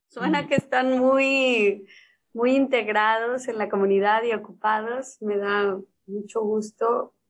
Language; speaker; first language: Spanish; native; Spanish